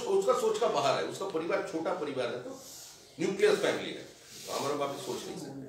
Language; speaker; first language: Hindi; non-native, local second language; Bangla